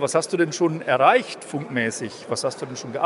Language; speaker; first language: German; native; German